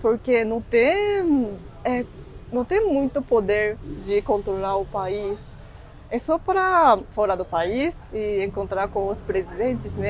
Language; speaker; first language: Portuguese; non-native, fluent; Japanese